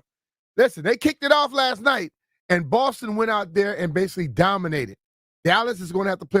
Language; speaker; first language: English; native; English